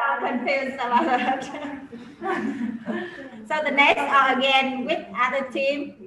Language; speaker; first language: English; non-native, learner; Vietnamese